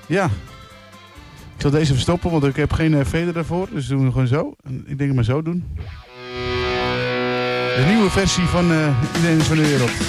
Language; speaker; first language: Dutch; native; Dutch